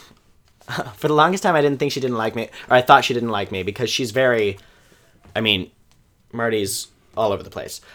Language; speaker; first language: English; native; English